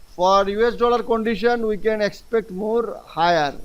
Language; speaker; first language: English; non-native, local second language; Bangla